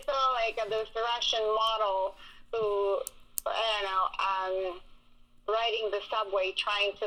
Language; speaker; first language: English; non-native, fluent; Russian